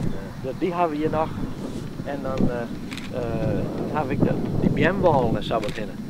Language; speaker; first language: Dutch; non-native, local second language; Western Frisian